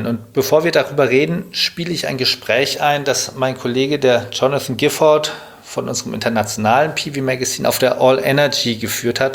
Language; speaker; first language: German; native; German